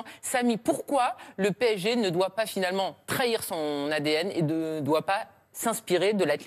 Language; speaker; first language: French; native; French